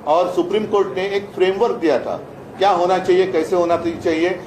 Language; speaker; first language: Hindi; non-native, local second language; Marathi